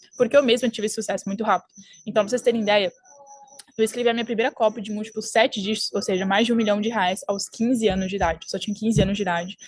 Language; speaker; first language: Portuguese; early bilingual, heritage; French